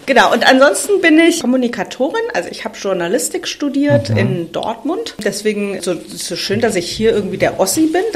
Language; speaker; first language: German; native; German